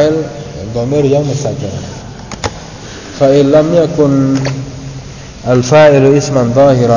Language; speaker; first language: Arabic; non-native, fluent; Indonesian